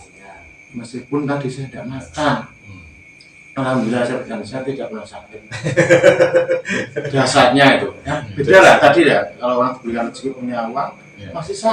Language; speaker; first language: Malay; non-native, local second language; Javanese